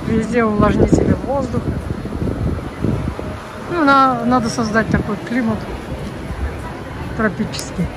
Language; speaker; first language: Russian; native; Russian